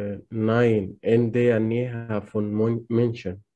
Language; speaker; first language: German; non-native, learner; Arabic